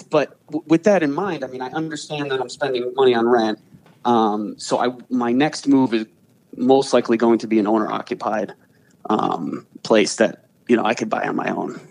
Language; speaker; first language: English; native; English